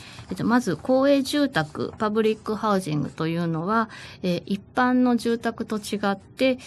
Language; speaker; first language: Japanese; native; Japanese